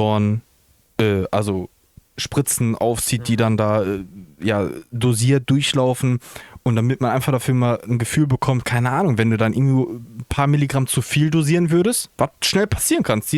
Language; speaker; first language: German; native; German